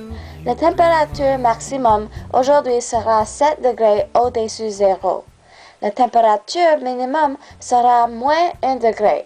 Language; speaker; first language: French; non-native, learner; English